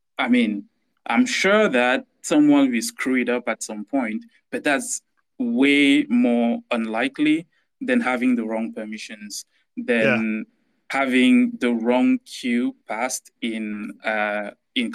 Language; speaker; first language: English; non-native, local second language; French